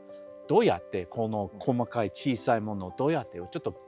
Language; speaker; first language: Japanese; non-native, learner; English